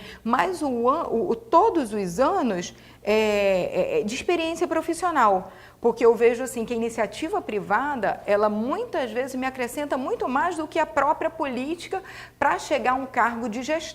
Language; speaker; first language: Portuguese; native; Portuguese